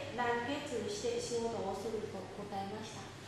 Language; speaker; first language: Japanese; non-native, fluent; Vietnamese